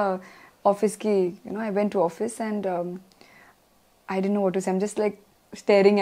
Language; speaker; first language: Telugu; non-native, learner; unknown